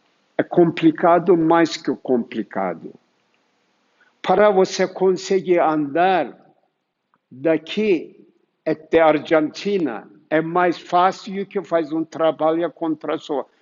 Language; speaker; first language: Portuguese; non-native, fluent; Turkish